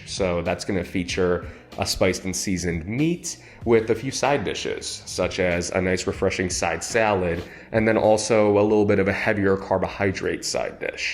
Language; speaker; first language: English; native; English